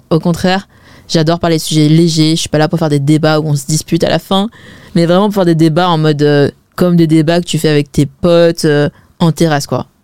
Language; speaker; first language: French; early bilingual, other home language; Wu Chinese